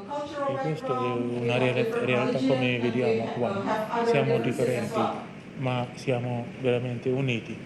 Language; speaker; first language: Italian; non-native, learner; Indonesian